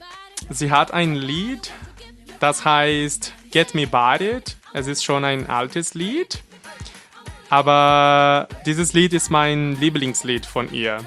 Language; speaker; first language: German; non-native, fluent; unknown